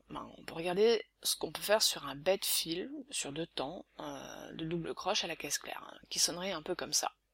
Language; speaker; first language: French; native; French